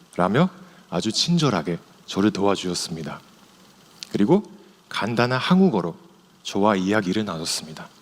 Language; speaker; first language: Korean; non-native, fluent; Chinese